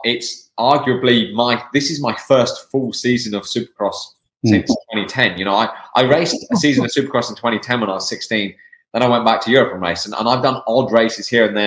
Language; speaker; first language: English; native; English